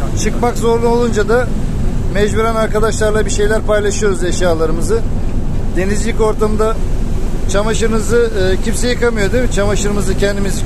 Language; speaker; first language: Turkish; native; Turkish